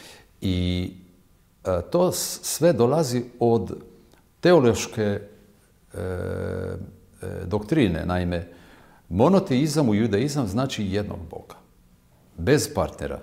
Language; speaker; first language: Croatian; non-native, fluent; Hebrew